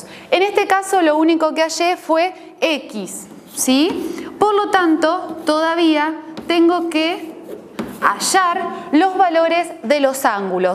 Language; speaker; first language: Spanish; native; Spanish